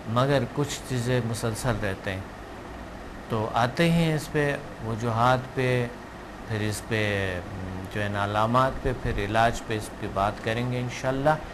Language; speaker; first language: Urdu; non-native, local second language; Pashto